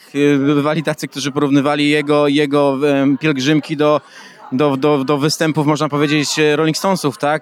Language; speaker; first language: Polish; native; Polish